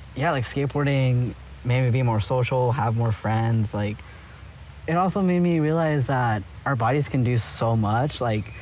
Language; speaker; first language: English; early bilingual, other home language; Spanish